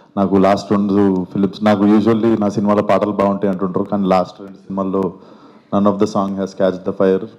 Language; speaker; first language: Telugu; native; Telugu